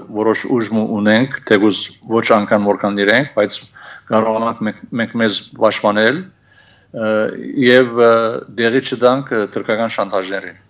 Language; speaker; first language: Armenian; early bilingual, heritage; Armenian